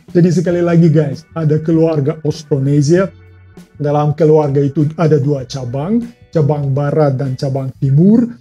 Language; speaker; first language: Indonesian; non-native, fluent; Russian